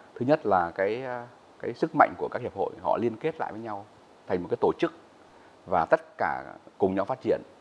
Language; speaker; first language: Vietnamese; native; Vietnamese